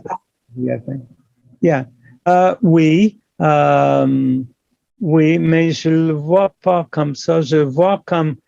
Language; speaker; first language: French; non-native, local second language; English